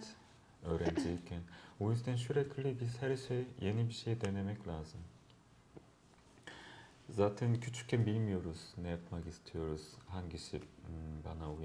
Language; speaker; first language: Turkish; non-native, fluent; Korean